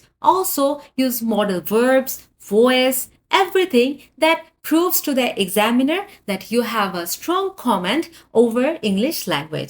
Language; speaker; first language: English; non-native, fluent; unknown